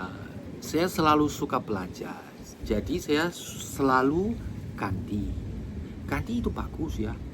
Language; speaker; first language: Indonesian; non-native, fluent; Chinese